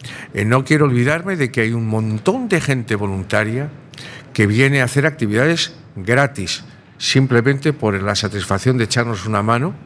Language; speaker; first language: Spanish; native; Spanish